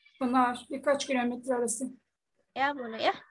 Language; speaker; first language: Turkish; non-native, fluent; Indonesian